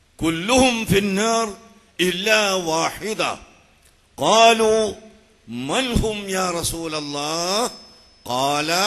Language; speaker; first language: Arabic; non-native, fluent; Malayalam